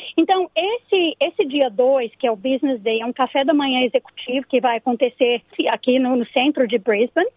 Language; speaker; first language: Portuguese; native; Portuguese